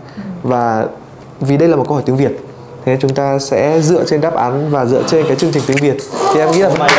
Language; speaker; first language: Vietnamese; native; Vietnamese